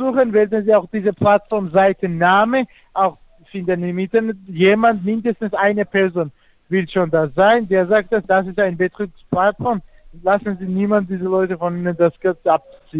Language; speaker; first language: German; non-native, fluent; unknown